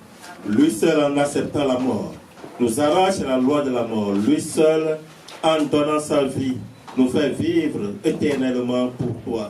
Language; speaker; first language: French; native; French